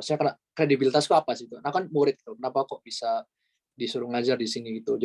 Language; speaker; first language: Indonesian; native; Indonesian